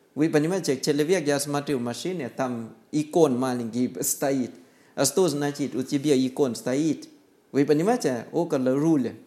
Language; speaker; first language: Russian; non-native, learner; Thai